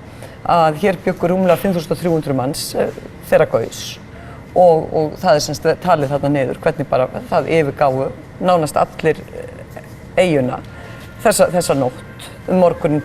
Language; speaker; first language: Icelandic; native; Icelandic